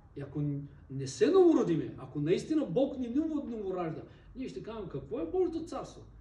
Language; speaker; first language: Bulgarian; non-native, local second language; Turkish